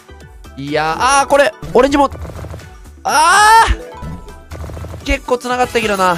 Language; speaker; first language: Japanese; native; Japanese